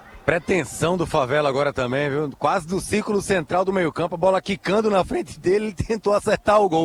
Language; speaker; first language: Portuguese; native; Portuguese